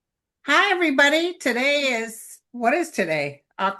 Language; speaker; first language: English; native; English